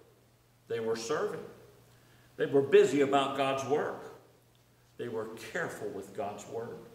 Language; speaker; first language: English; native; English